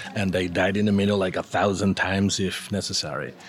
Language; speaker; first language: English; non-native, fluent; Spanish